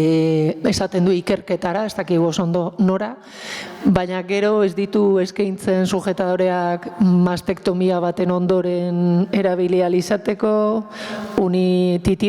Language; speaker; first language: Basque; native; Basque